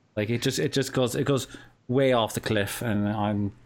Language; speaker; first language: English; native; English